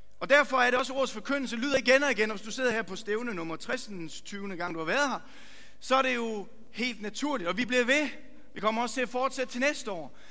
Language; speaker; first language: Danish; native; Danish